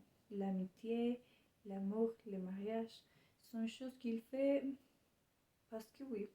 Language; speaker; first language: French; non-native, learner; Spanish